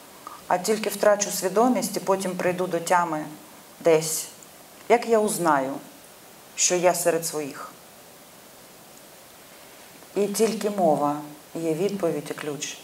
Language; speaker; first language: Ukrainian; non-native, local second language; Russian